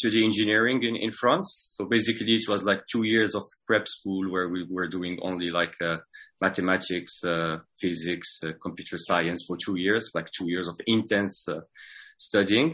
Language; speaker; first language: English; non-native, fluent; French